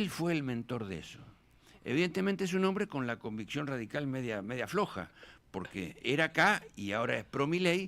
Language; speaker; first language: Spanish; native; Spanish